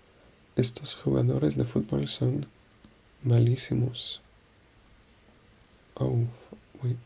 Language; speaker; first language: Spanish; non-native, learner; French